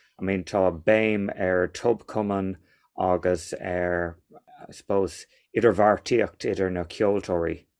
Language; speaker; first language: Irish; non-native, local second language; English